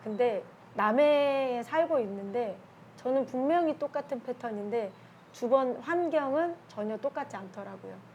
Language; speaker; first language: Korean; native; Korean